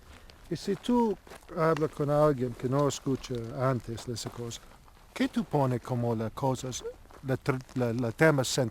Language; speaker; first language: Spanish; non-native, learner; English